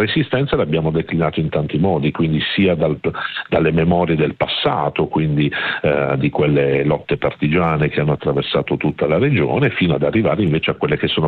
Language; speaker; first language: Italian; native; Italian